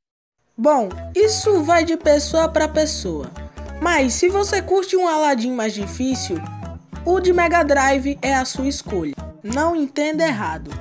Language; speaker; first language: Portuguese; native; Portuguese